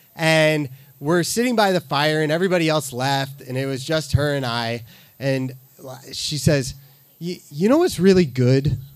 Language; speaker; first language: English; native; English